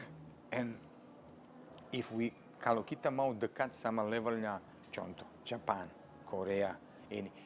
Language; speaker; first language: Indonesian; non-native, fluent; Serbian